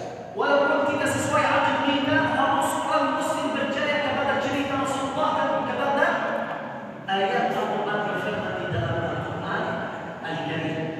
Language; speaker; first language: Indonesian; non-native, learner; Arabic